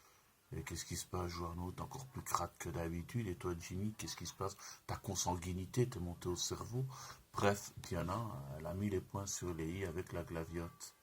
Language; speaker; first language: French; native; French